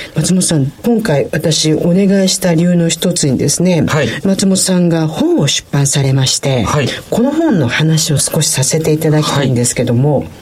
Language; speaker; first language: Japanese; native; Japanese